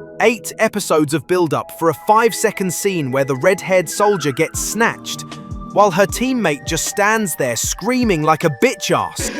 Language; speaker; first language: English; native; English